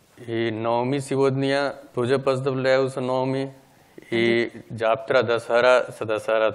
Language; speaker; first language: Russian; non-native, learner; Hindi